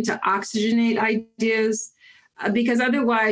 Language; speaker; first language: English; native; English